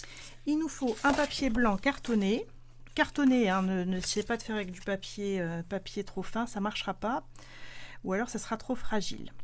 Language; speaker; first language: French; native; French